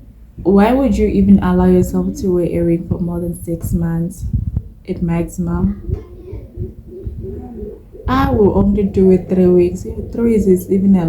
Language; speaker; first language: English; non-native, local second language; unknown